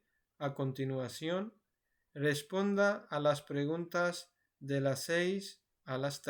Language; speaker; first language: Spanish; non-native, learner; Urdu